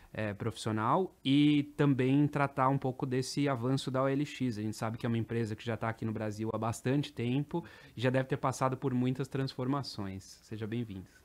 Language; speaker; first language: Portuguese; native; Portuguese